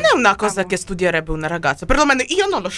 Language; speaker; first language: Italian; native; Italian